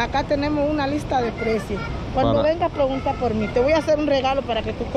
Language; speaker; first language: Spanish; native; Spanish